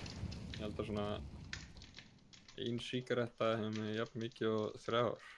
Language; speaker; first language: Icelandic; non-native, learner; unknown